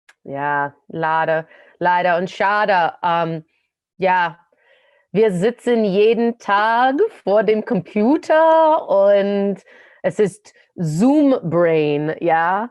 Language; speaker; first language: German; non-native, fluent; English